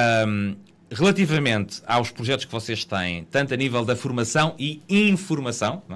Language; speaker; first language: Portuguese; native; Portuguese